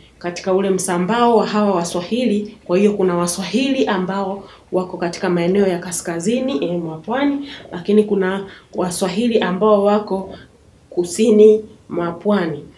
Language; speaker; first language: Swahili; native; Swahili